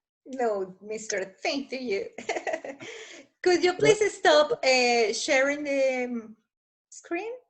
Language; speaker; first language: English; non-native, fluent; Spanish